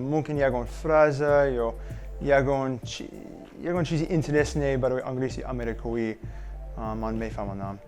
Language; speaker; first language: Persian; non-native, learner; English